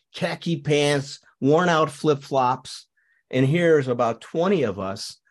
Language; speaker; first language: English; native; English